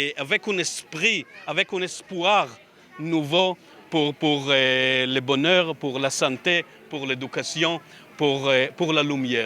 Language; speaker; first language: French; non-native, learner; Hebrew